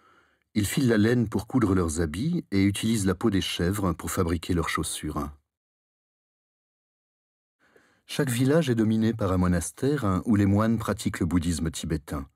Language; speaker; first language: French; native; French